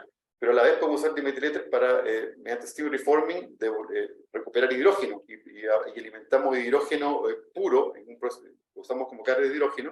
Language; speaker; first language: Spanish; native; Spanish